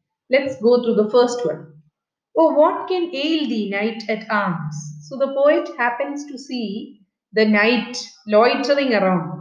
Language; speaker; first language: English; non-native, local second language; Malayalam